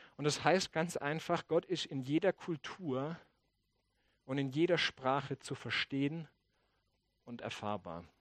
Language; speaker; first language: German; native; German